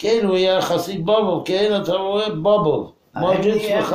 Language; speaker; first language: Hebrew; non-native, fluent; English